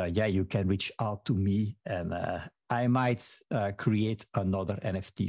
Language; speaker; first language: English; non-native, fluent; Dutch